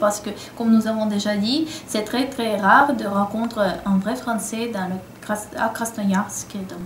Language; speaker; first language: French; non-native, fluent; Russian